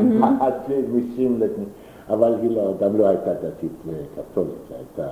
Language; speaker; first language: Hebrew; non-native, fluent; German